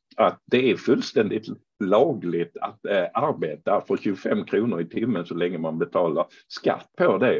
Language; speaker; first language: Swedish; non-native, fluent; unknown